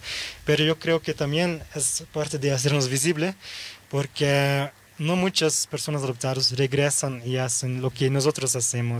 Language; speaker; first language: Spanish; early bilingual, heritage; Dutch